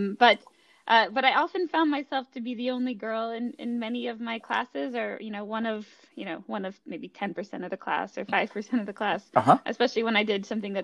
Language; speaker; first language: English; native; English